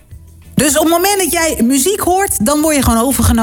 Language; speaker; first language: Dutch; native; Dutch